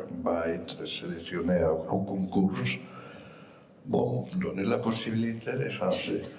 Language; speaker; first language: French; non-native, fluent; Spanish